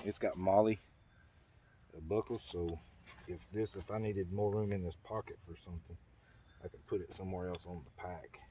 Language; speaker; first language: English; native; English